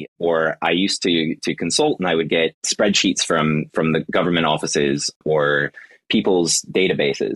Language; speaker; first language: English; native; English